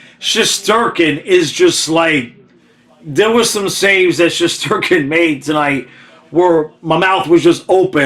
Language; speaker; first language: English; native; English